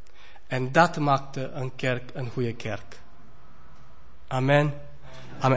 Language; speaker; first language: Dutch; non-native, fluent; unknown